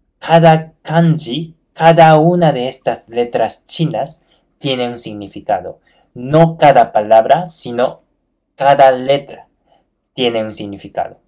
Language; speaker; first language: Spanish; non-native, fluent; Japanese